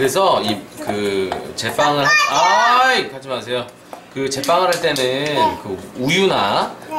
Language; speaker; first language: Korean; native; Korean